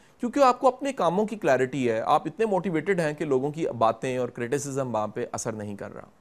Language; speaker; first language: Urdu; non-native, local second language; Punjabi